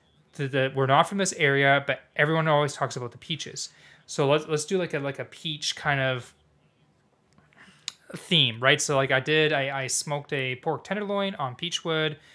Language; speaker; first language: English; native; English